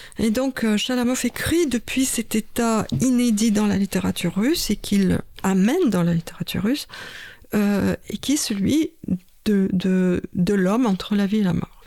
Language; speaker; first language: French; non-native, fluent; Russian